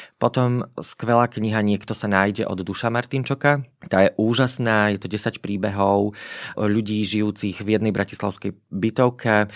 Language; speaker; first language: Slovak; native; Slovak